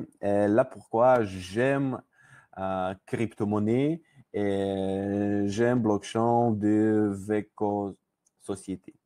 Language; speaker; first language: French; non-native, learner; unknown